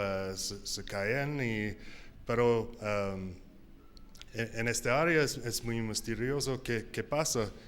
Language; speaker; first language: Spanish; non-native, learner; English